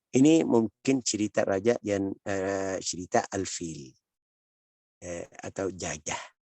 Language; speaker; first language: Indonesian; non-native, learner; Arabic